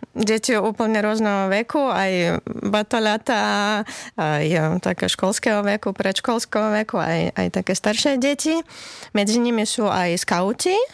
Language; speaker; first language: Slovak; non-native, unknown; Russian